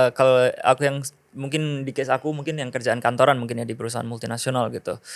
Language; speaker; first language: Indonesian; native; Indonesian